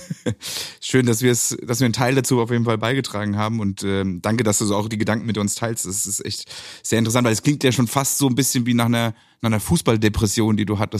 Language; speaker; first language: German; native; German